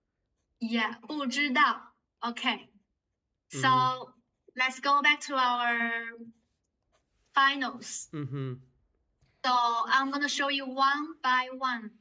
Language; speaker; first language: English; non-native, fluent; Chinese